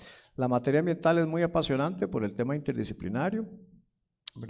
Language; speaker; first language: Spanish; native; Spanish